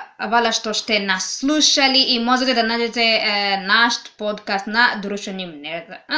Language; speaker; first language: Serbian; non-native, learner; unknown